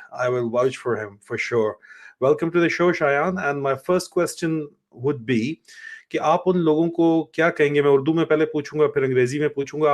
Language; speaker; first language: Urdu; native; Urdu